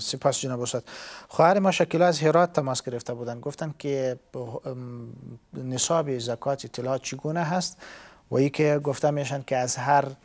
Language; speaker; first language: Persian; native; Persian